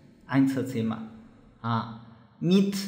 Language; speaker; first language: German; non-native, fluent; Chinese